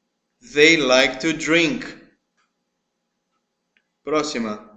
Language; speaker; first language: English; non-native, fluent; Portuguese